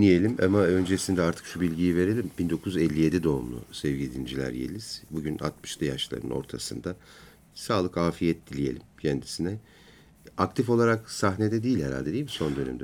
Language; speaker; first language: Turkish; native; Turkish